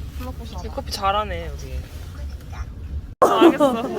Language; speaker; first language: Korean; native; Korean